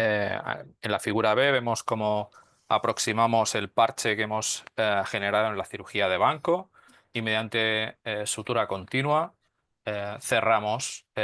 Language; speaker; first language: Spanish; native; Spanish